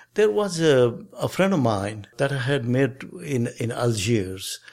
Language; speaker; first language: English; non-native, local second language; Nepali